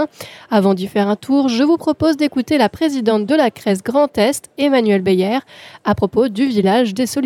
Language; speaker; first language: French; native; French